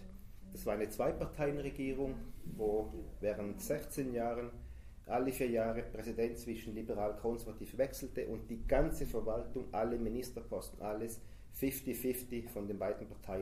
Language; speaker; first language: German; native; German